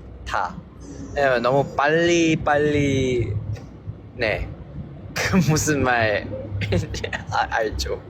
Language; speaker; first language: Korean; non-native, learner; Filipino